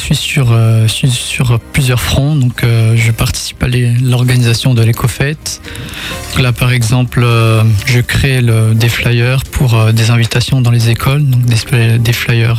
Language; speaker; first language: French; non-native, local second language; Malagasy